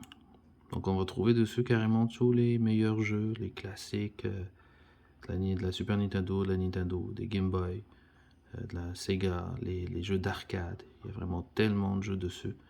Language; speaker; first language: French; native; French